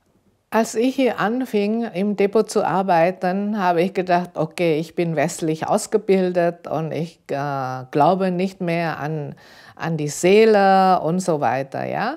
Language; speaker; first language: German; non-native, fluent; Indonesian